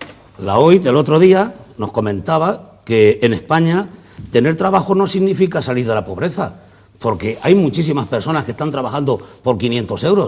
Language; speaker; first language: Spanish; native; Spanish